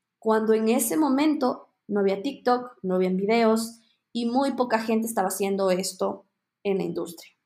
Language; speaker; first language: Spanish; native; Spanish